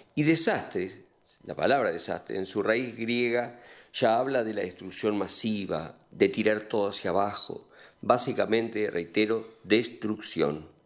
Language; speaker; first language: Spanish; native; Spanish